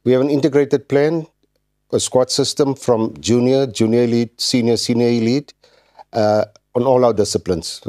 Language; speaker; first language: English; non-native, local second language; Afrikaans